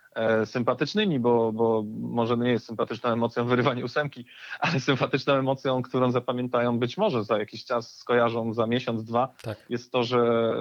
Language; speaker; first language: Polish; native; Polish